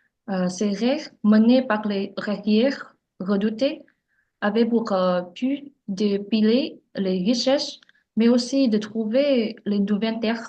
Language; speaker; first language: French; non-native, learner; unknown